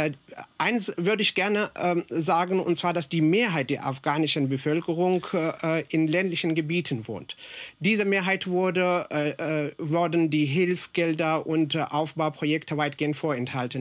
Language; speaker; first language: German; non-native, fluent; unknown